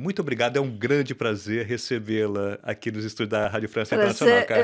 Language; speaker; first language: Portuguese; native; Portuguese